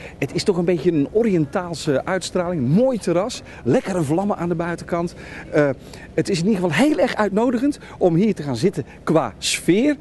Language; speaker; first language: Dutch; native; Dutch